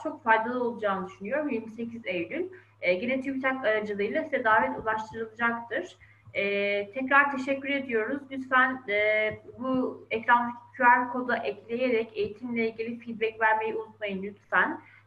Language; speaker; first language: Turkish; native; Turkish